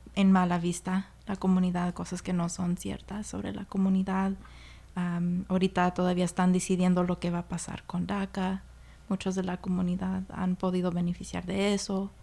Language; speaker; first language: Spanish; early bilingual, heritage; Spanish